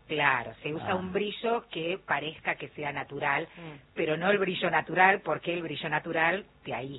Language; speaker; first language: Spanish; native; Spanish